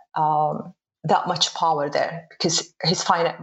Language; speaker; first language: English; non-native, fluent; Arabic